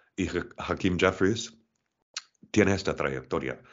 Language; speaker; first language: Spanish; non-native, fluent; English